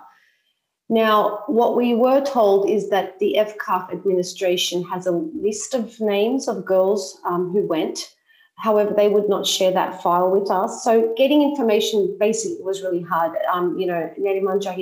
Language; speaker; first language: English; native; English